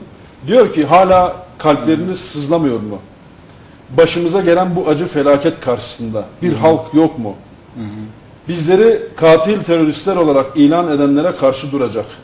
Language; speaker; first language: Turkish; native; Turkish